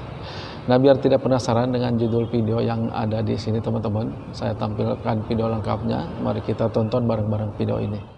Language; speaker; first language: Indonesian; native; Indonesian